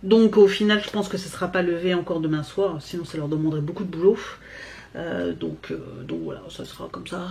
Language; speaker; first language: French; native; French